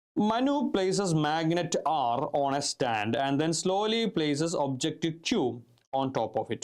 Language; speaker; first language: English; non-native, local second language; Malayalam